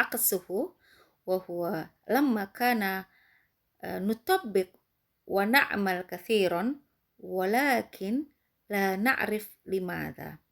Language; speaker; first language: Arabic; non-native, fluent; Indonesian